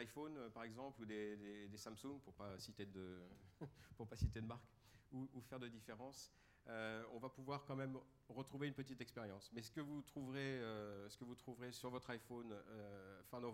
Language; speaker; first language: French; native; French